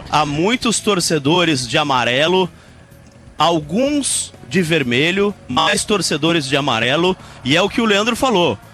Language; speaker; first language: Portuguese; native; Portuguese